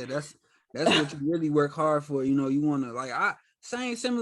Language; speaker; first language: English; native; English